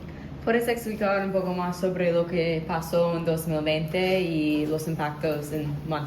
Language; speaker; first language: Spanish; non-native, learner; English